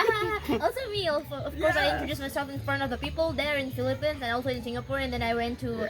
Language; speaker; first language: English; non-native, learner; Indonesian